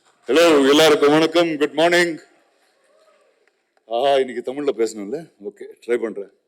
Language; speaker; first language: Tamil; non-native, local second language; Telugu